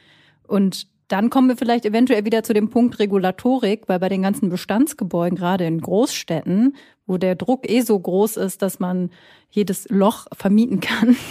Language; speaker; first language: German; native; German